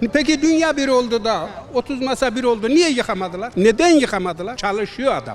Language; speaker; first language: Turkish; native; Turkish